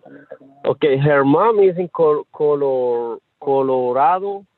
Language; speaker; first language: English; non-native, learner; Spanish